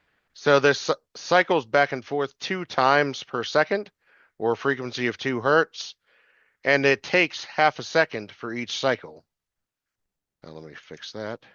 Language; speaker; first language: English; native; English